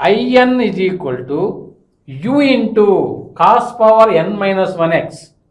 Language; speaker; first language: English; non-native, local second language; Telugu